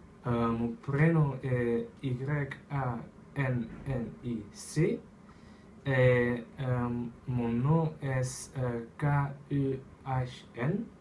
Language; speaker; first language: French; non-native, learner; Dutch